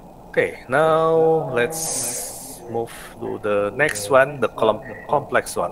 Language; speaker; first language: English; non-native, fluent; Indonesian